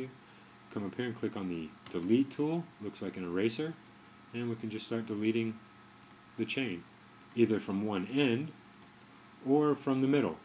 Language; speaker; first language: English; native; English